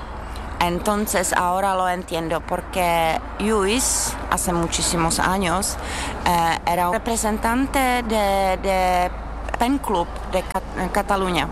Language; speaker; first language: Spanish; non-native, fluent; Czech